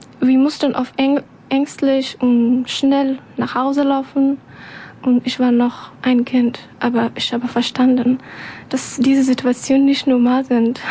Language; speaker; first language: German; non-native, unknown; Persian